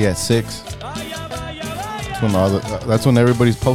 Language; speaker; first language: English; native; English